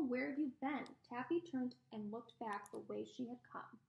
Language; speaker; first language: English; native; English